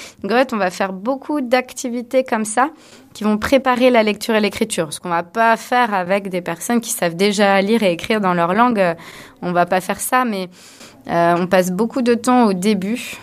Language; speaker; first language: French; native; French